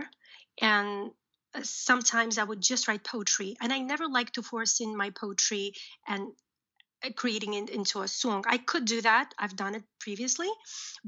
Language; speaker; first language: English; early bilingual, other home language; Uzbek